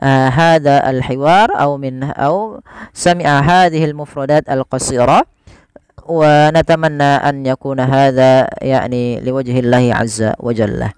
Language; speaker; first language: Arabic; non-native, fluent; Indonesian